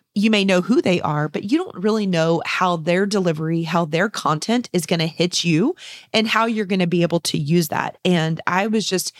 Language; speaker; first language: English; native; English